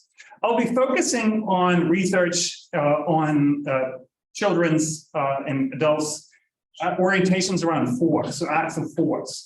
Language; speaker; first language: English; non-native, fluent; Norwegian